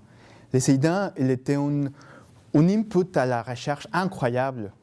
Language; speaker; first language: French; non-native, fluent; Spanish